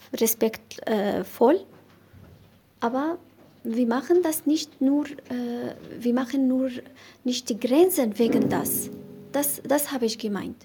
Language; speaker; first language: German; non-native, learner; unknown